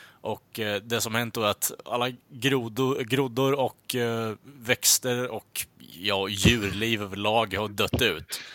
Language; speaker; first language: Swedish; native; Swedish